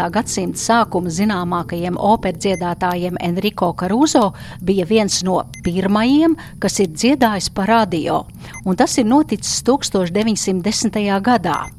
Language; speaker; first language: Latvian; native; Latvian